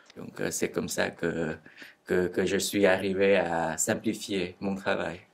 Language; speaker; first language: French; non-native, fluent; Vietnamese